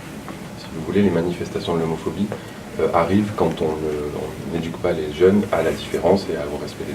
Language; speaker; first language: French; native; French